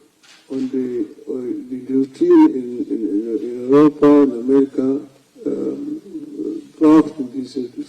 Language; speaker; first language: German; non-native, fluent; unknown